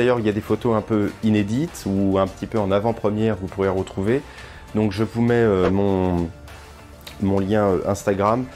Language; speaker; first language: French; native; French